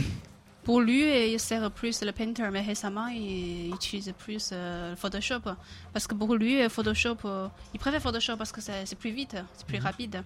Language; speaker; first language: French; non-native, fluent; Chinese